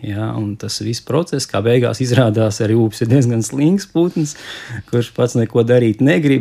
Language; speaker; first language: Latvian; native; Latvian